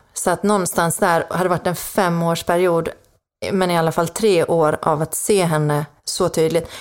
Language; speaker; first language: Swedish; native; Swedish